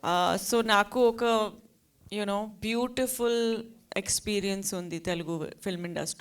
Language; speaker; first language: Telugu; non-native, fluent; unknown